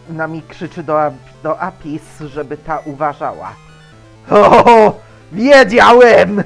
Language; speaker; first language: Polish; native; Polish